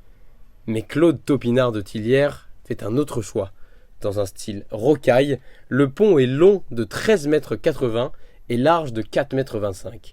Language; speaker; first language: French; native; French